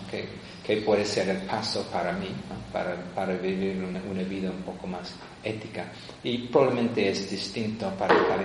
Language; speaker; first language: Spanish; non-native, fluent; English